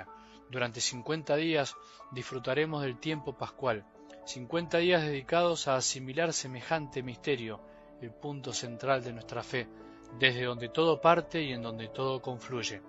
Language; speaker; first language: Spanish; native; Spanish